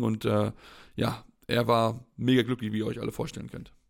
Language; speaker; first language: German; native; German